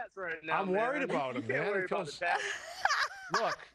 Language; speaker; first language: English; native; English